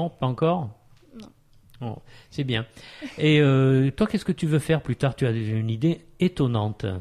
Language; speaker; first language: French; native; French